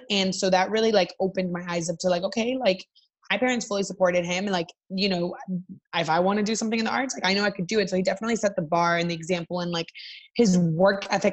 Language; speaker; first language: English; early bilingual, other home language; Spanish